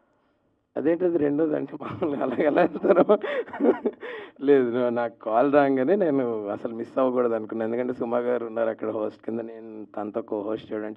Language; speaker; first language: Telugu; native; Telugu